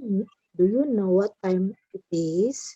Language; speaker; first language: English; non-native, learner; Indonesian